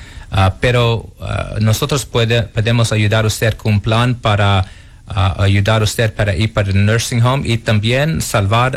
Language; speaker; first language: Spanish; non-native, learner; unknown